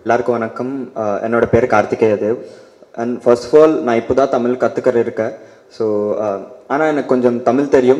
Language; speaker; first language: Tamil; non-native, learner; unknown